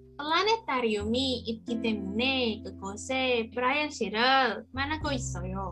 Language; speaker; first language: Korean; non-native, learner; Indonesian